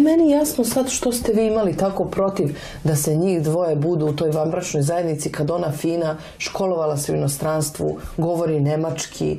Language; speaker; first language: Serbian; native; Serbian